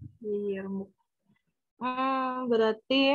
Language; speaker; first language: Turkish; non-native, learner; Indonesian